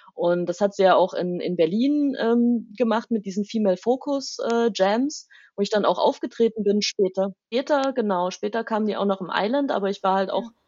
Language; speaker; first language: German; native; German